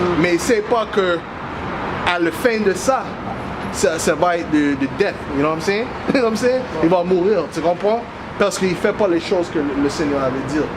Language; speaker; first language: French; non-native, learner; English